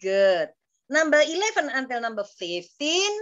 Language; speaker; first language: English; non-native, fluent; Indonesian